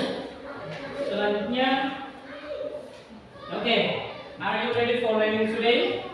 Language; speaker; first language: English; non-native, learner; Indonesian